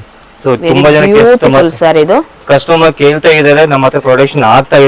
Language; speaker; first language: Kannada; non-native, local second language; Telugu